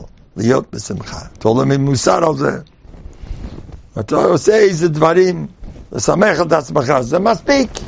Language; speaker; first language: Hebrew; non-native, fluent; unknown